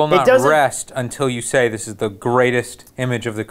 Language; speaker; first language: English; native; English